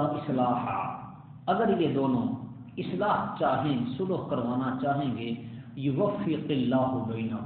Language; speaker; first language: Urdu; native; Urdu